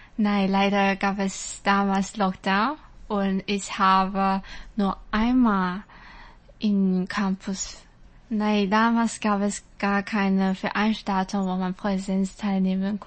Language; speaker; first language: German; non-native, learner; Chinese